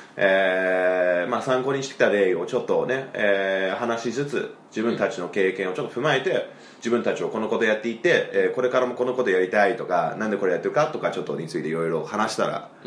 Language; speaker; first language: Japanese; non-native, fluent; English